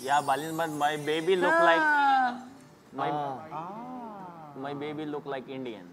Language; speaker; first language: English; non-native, local second language; Hindi